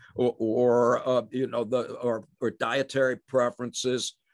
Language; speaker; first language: English; native; English